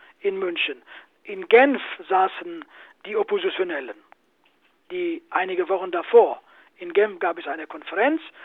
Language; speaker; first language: German; non-native, fluent; Kurdish